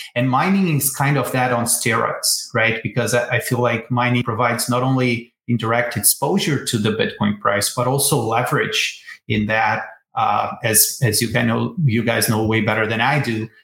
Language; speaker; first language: English; non-native, fluent; Portuguese